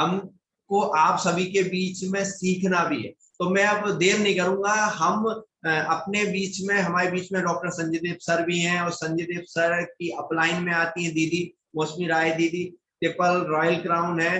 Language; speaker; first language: Hindi; native; Hindi